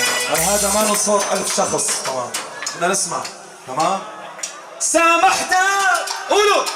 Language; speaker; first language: Arabic; native; Arabic